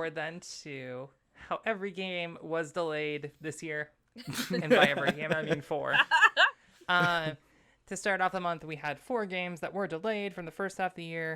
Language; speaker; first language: English; native; English